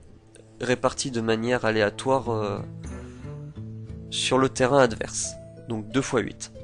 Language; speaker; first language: French; native; French